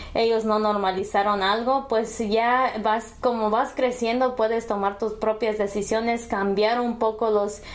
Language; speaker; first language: Spanish; early bilingual, heritage; Spanish